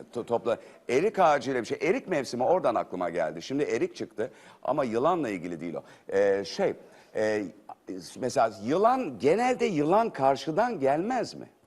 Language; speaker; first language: Turkish; native; Turkish